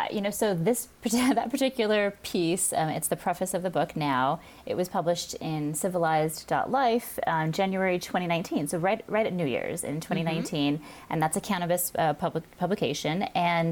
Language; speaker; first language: English; native; English